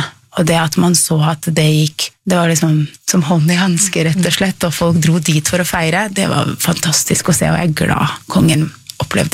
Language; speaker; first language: Norwegian; native; Norwegian